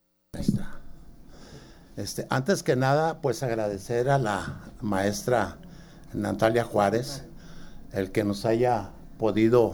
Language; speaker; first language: Spanish; native; Spanish